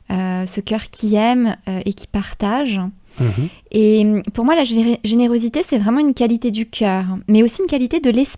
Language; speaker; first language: French; native; French